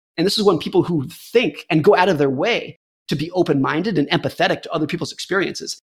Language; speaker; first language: English; native; English